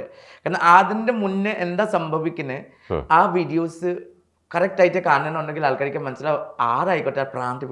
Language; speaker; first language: Malayalam; non-native, learner; Assamese